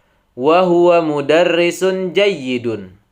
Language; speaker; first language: Arabic; non-native, fluent; Indonesian